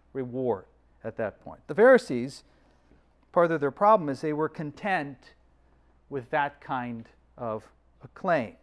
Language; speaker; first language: English; native; English